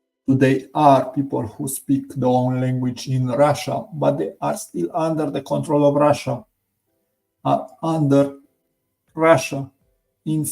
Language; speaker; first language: English; non-native, learner; Romanian